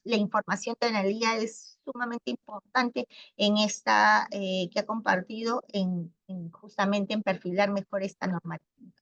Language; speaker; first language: Spanish; native; Spanish